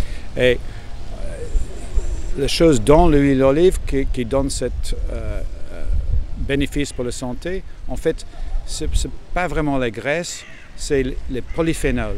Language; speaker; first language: French; non-native, fluent; English